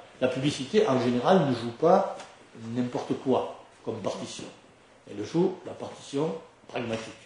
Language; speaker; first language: French; native; French